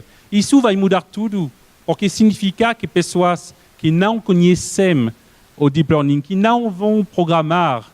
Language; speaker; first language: Portuguese; non-native, fluent; French